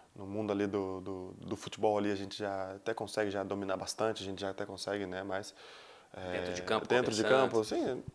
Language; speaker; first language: Portuguese; native; Portuguese